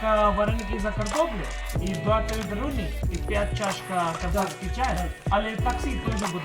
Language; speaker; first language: Ukrainian; non-native, learner; Hindi